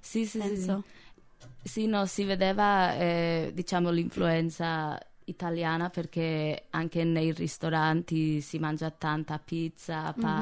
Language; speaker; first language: Italian; non-native, fluent; English